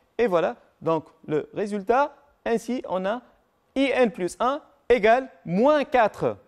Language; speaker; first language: French; non-native, local second language; Arabic